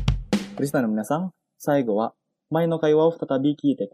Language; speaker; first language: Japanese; non-native, fluent; Indonesian